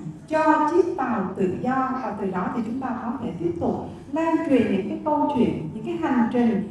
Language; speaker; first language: Vietnamese; native; Vietnamese